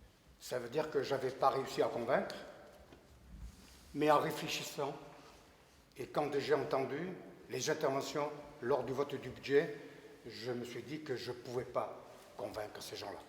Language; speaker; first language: French; native; French